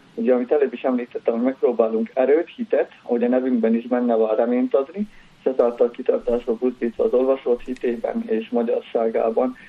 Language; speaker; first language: Hungarian; native; Hungarian